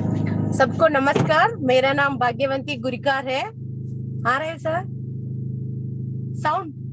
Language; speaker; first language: Hindi; non-native, local second language; Kannada